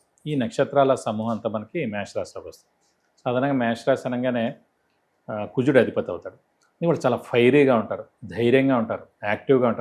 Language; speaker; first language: Telugu; native; Telugu